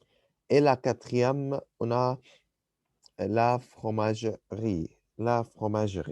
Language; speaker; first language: French; non-native, fluent; Arabic